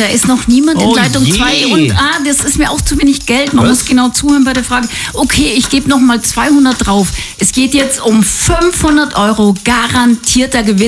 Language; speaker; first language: German; native; German